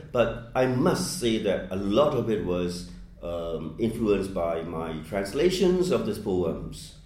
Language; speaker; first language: English; non-native, fluent; Burmese